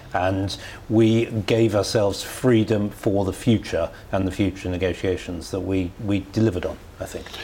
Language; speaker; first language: English; native; English